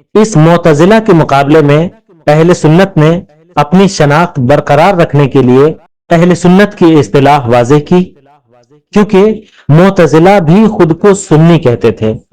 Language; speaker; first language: Urdu; native; Urdu